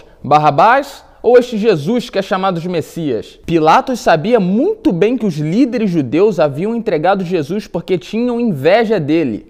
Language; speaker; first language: Portuguese; native; Portuguese